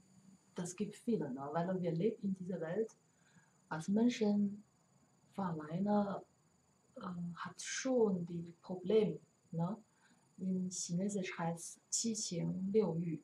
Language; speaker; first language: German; non-native, learner; Chinese